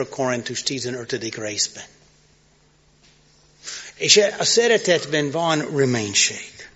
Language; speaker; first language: Hungarian; non-native, learner; English